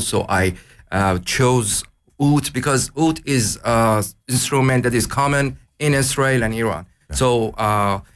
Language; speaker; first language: English; non-native, learner; Persian